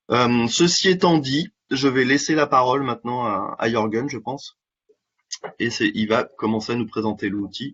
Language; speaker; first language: French; native; French